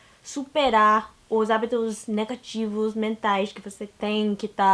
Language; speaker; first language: Portuguese; non-native, learner; English